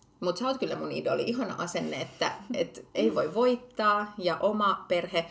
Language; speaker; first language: Finnish; early bilingual, other home language; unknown